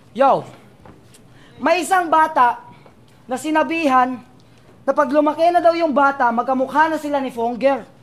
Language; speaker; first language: Filipino; non-native, local second language; Cebuano